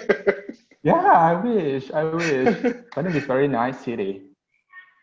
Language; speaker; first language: English; non-native, local second language; Indonesian